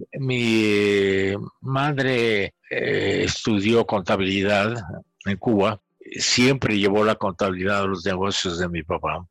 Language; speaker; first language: Spanish; native; Spanish